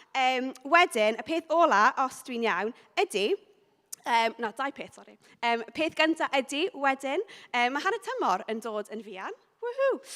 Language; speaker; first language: Welsh; non-native, local second language; English